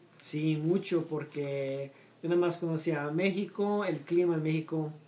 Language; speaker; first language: Spanish; native; Spanish